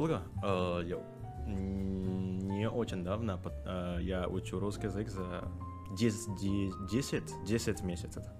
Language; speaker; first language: Russian; non-native, learner; Indonesian